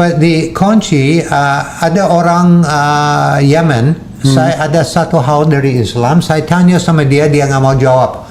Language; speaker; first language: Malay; non-native, fluent; English